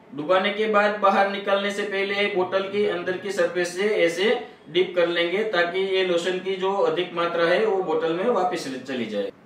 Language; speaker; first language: Hindi; non-native, local second language; Gujarati